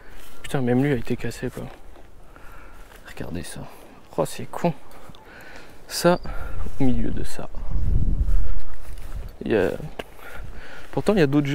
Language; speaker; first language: French; native; French